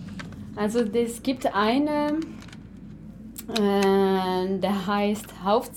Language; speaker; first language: German; non-native, fluent; French